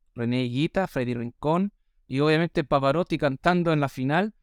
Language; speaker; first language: Spanish; non-native, fluent; English